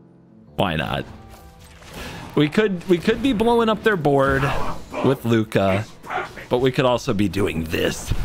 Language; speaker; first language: English; native; English